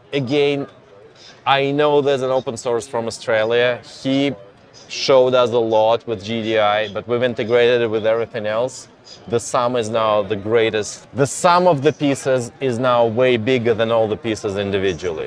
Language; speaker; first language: English; non-native, fluent; Russian